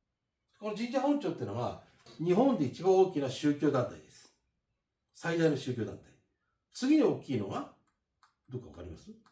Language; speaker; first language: Japanese; native; Japanese